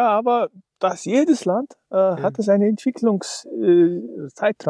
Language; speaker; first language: German; non-native, learner; Mongolian